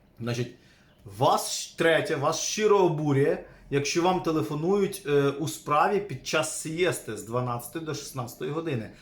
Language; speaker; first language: Ukrainian; native; Ukrainian